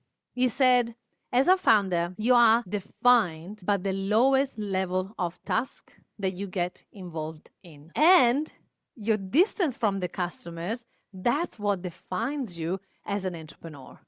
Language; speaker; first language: English; non-native, fluent; Italian